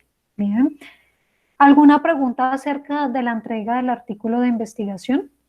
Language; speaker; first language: Spanish; native; Spanish